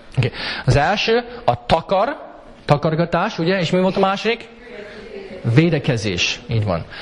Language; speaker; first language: Hungarian; early bilingual, heritage; Hungarian